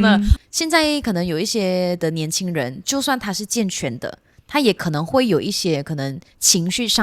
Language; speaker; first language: Chinese; non-native, local second language; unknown